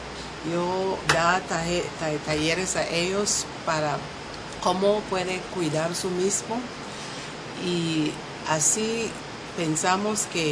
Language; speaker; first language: Spanish; non-native, local second language; English